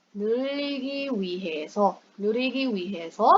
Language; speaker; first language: Korean; non-native, fluent; Burmese